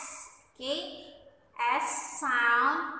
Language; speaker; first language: English; non-native, learner; Indonesian